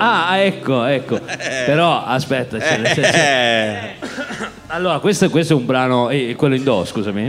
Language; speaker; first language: Italian; native; Italian